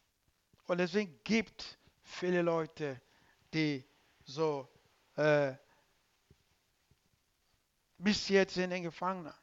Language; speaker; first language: German; non-native, learner; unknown